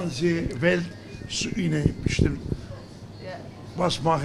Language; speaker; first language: German; non-native, learner; Turkish